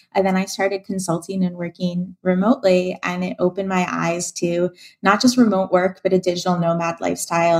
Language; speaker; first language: English; native; English